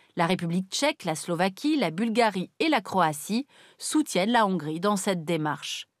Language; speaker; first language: French; native; French